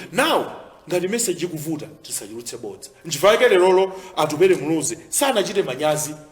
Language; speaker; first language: Nyanja; native; Nyanja